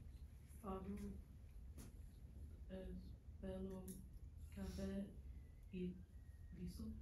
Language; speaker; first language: Spanish; non-native, learner; English